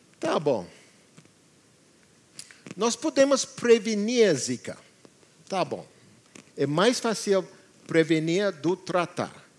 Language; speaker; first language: Portuguese; non-native, learner; English